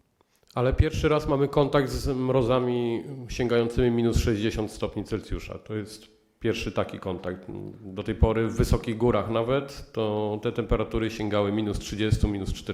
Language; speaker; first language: Polish; native; Polish